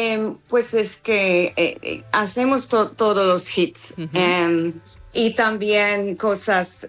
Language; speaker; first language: Spanish; non-native, fluent; English